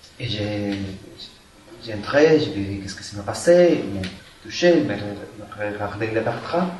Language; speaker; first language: French; non-native, fluent; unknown